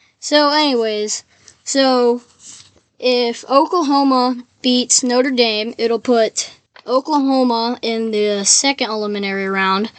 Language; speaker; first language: English; native; English